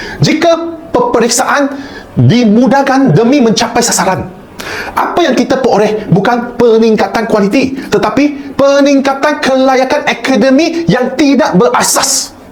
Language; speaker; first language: Malay; non-native, local second language; Chinese